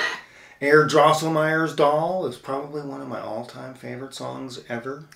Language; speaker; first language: English; native; English